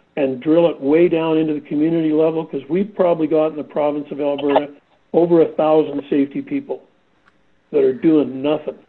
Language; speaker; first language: English; native; English